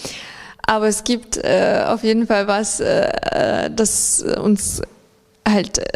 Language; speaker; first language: German; non-native, fluent; Ukrainian